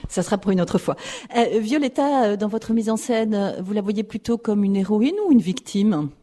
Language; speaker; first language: French; native; French